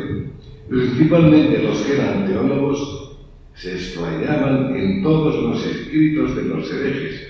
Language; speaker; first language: Spanish; native; Spanish